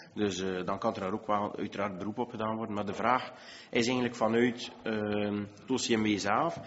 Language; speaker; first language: Dutch; native; Dutch